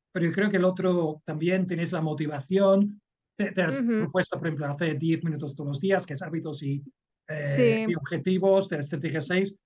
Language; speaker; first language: Spanish; non-native, fluent; English